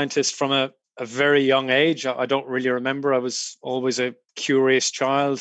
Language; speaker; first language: English; native; English